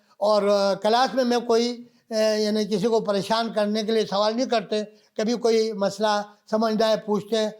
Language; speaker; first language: Urdu; non-native, local second language; Balti